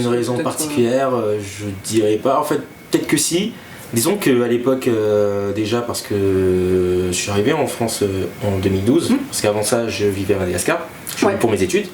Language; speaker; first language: French; native; French